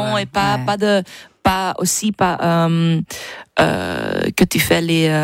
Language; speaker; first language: French; non-native, local second language; Dutch